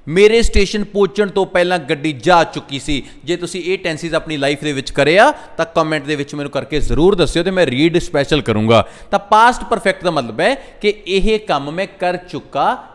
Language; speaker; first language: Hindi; non-native, local second language; Punjabi